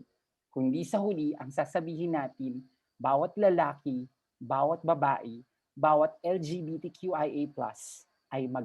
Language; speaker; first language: Filipino; native; Filipino